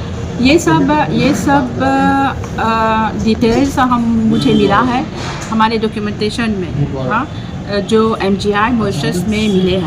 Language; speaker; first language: Hindi; non-native, fluent; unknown